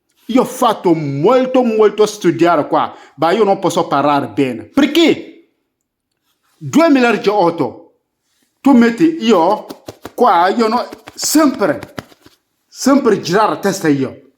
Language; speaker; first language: Italian; non-native, learner; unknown